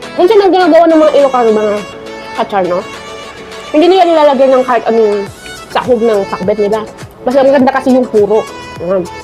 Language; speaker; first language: Filipino; non-native, local second language; Iloko